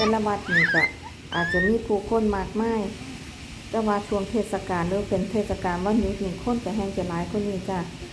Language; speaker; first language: Thai; native; Thai